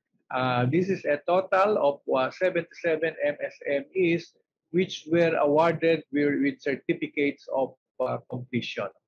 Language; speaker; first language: English; non-native, local second language; Filipino